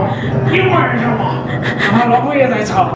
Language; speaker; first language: Chinese; non-native, fluent; Danish